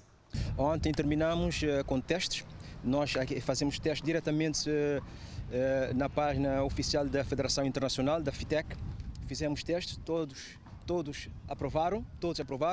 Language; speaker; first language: Portuguese; non-native, local second language; Kabuverdianu